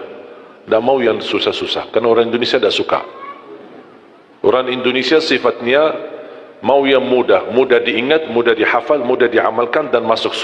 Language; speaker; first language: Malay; non-native, fluent; Arabic